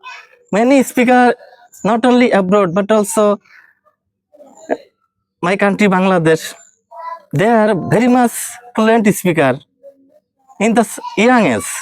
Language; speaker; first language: English; non-native, learner; Bangla